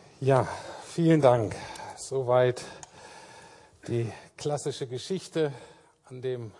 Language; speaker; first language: German; native; German